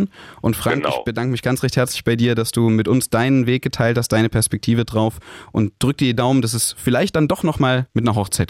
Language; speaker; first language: German; native; German